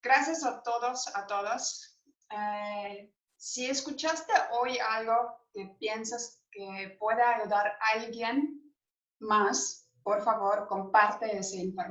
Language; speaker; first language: Spanish; non-native, fluent; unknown